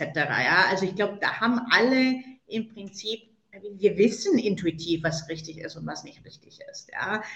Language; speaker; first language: German; non-native, fluent; Spanish